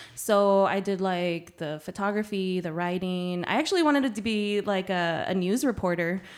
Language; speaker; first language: English; early bilingual, other home language; Spanish